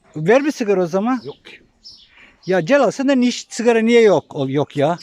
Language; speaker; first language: Turkish; native; Turkish